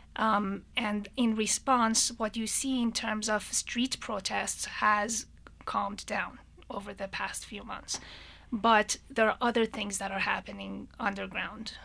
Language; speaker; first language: English; non-native, fluent; Persian